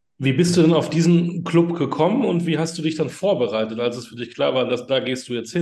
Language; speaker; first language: German; native; German